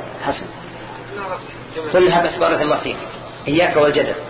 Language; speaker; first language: Arabic; native; Arabic